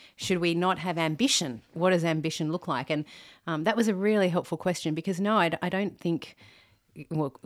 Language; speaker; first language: English; native; English